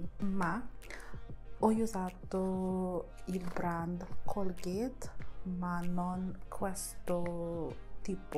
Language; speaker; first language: Italian; non-native, learner; English